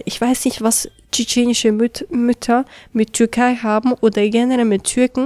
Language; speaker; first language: German; early bilingual, other home language; Chechen